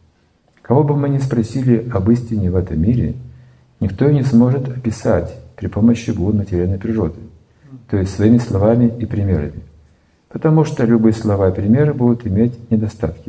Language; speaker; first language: Russian; native; Russian